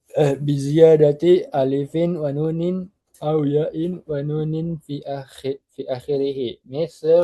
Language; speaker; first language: Arabic; non-native, learner; Indonesian